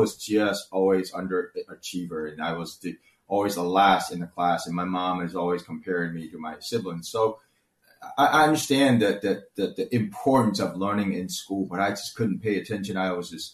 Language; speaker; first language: English; early bilingual, other home language; Chinese